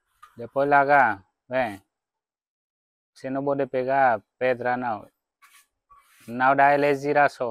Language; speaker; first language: Portuguese; non-native, learner; Vietnamese